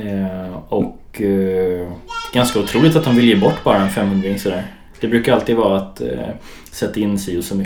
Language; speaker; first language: Swedish; native; Swedish